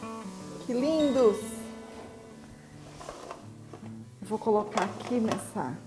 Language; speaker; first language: Portuguese; native; Portuguese